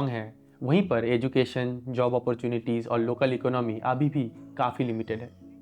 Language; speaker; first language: Hindi; native; Hindi